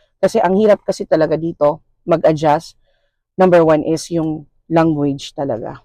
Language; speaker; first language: Filipino; native; Filipino